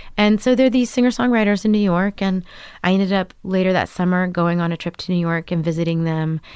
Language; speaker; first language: English; native; English